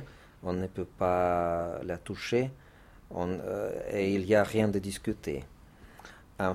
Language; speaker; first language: French; non-native, fluent; Russian